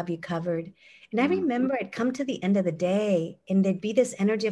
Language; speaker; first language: English; native; English